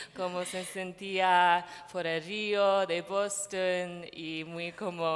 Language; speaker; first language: Spanish; non-native, fluent; English